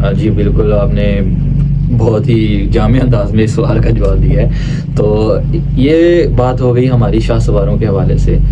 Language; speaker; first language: Urdu; non-native, local second language; Punjabi